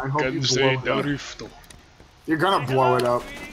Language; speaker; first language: English; native; English